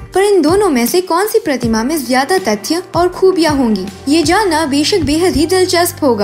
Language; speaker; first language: Hindi; native; Hindi